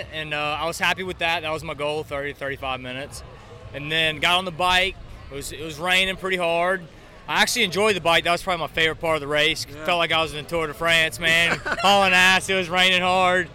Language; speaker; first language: English; native; English